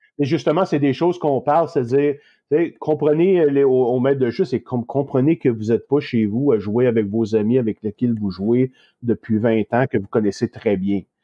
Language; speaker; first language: French; native; French